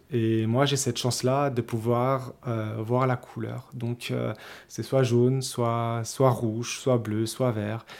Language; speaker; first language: French; early bilingual, other home language; Spanish